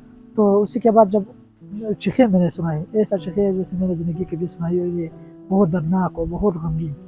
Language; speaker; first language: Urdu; non-native, local second language; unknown